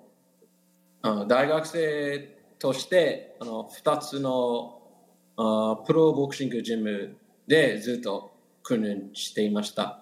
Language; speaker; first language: Japanese; non-native, learner; English